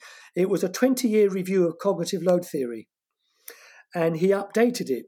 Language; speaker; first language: English; non-native, fluent; French